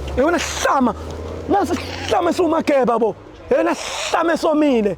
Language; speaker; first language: Zulu; native; Zulu